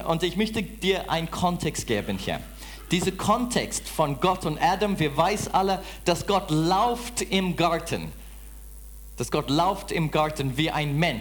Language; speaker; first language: German; non-native, fluent; English